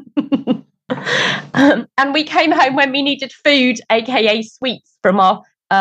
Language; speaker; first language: English; native; English